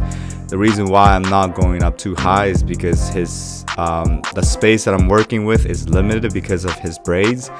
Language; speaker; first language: English; non-native, fluent; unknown